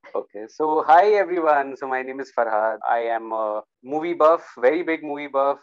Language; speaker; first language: English; non-native, local second language; Hindi